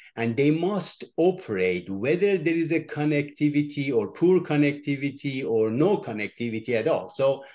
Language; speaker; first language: English; non-native, fluent; Persian